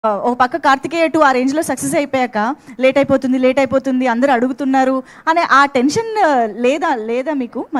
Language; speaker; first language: Telugu; native; Telugu